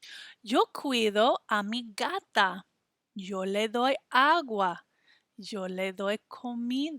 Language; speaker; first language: Spanish; non-native, fluent; English